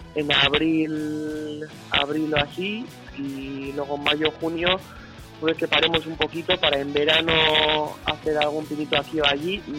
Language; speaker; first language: Spanish; non-native, local second language; Basque